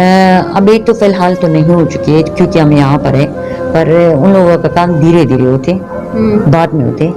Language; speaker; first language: Hindi; non-native, fluent; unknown